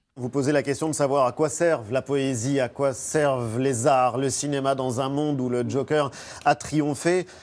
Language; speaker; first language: French; native; French